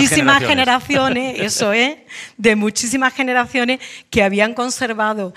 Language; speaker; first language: Spanish; native; Spanish